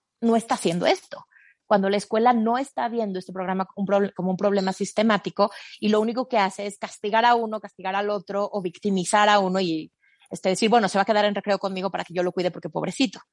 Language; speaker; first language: Spanish; native; Spanish